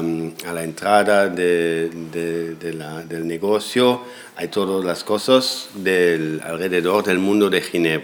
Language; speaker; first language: Spanish; non-native, fluent; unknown